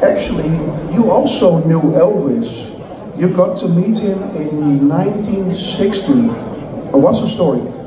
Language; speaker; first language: English; non-native, fluent; Dutch